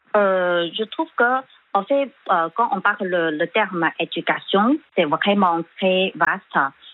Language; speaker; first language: French; non-native, fluent; Chinese